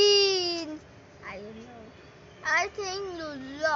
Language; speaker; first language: English; non-native, learner; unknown